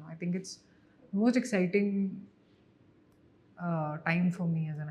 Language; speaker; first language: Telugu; non-native, fluent; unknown